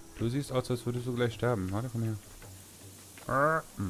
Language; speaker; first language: German; native; German